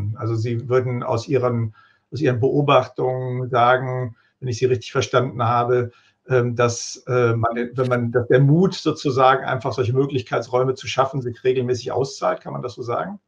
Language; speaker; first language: German; native; German